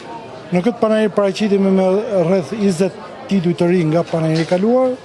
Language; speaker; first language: Albanian; native; Albanian